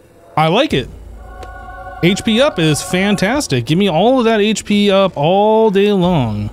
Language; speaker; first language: English; native; English